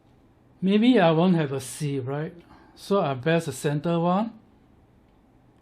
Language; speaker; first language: English; non-native, learner; Chinese